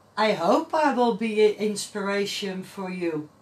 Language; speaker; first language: English; non-native, learner; Dutch